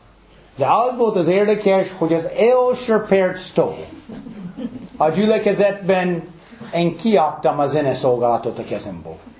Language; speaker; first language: Hungarian; early bilingual, heritage; English